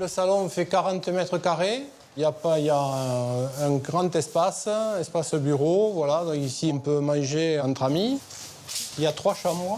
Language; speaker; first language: French; native; French